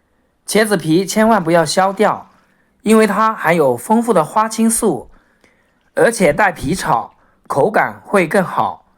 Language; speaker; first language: Chinese; native; Chinese